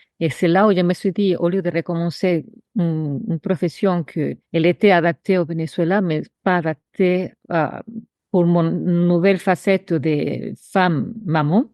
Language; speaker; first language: French; non-native, fluent; Spanish